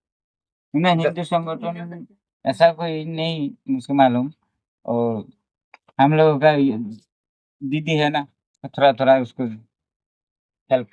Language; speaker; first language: Hindi; non-native, local second language; Bangla